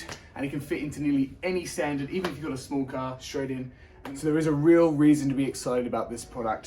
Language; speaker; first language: English; native; English